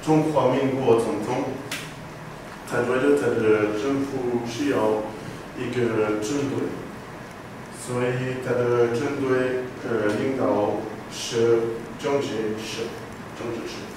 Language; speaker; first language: Chinese; non-native, learner; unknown